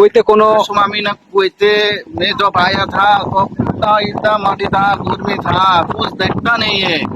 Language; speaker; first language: Hindi; non-native, learner; Bangla